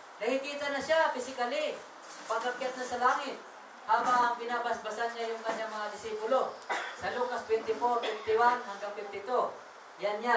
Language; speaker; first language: Filipino; non-native, local second language; Waray